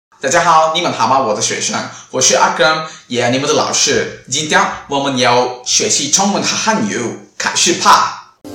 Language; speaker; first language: Chinese; non-native, learner; Tamil